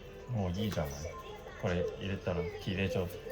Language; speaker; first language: Japanese; non-native, learner; Cantonese